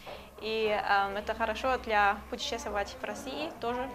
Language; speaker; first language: Russian; non-native, learner; German